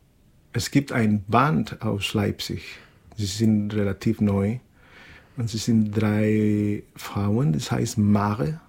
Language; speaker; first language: German; non-native, fluent; Spanish